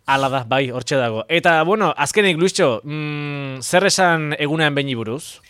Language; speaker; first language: Basque; native; Basque